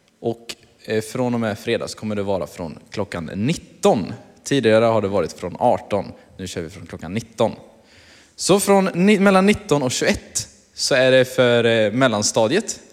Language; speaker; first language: Swedish; native; Swedish